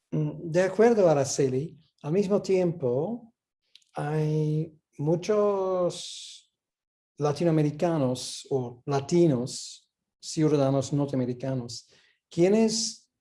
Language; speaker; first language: Spanish; non-native, fluent; English